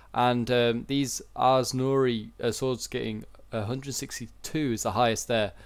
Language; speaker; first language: English; native; English